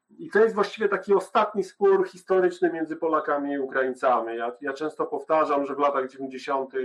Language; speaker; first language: Polish; native; Polish